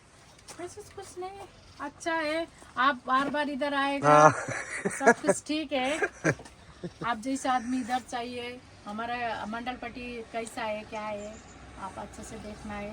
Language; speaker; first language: Hindi; non-native, local second language; Nepali